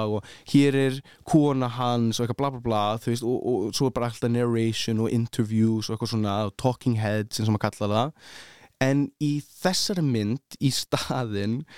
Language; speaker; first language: Icelandic; early bilingual, heritage; Icelandic